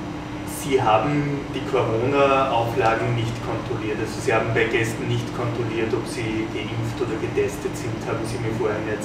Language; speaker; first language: German; native; German